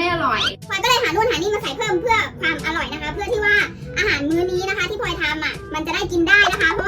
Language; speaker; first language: Thai; native; Thai